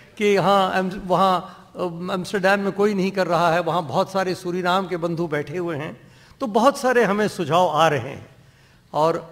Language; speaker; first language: Hindi; non-native, local second language; Dogri